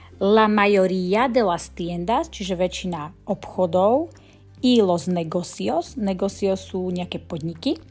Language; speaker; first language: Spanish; non-native, fluent; Slovak